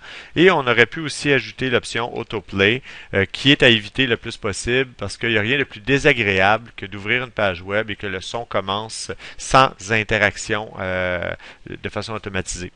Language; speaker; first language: French; native; French